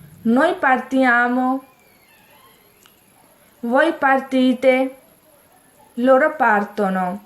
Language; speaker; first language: Italian; non-native, fluent; Urdu